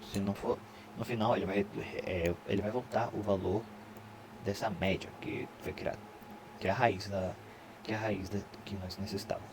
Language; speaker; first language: Portuguese; native; Portuguese